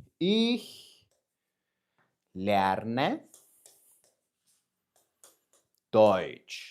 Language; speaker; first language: German; non-native, fluent; Ukrainian